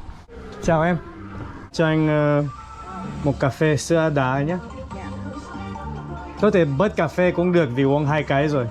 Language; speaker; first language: Vietnamese; non-native, fluent; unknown